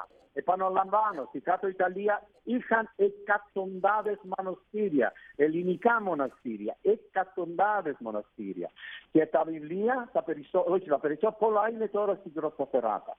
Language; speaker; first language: Greek; non-native, fluent; Italian